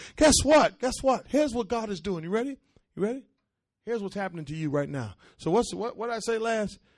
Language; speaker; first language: English; early bilingual, other home language; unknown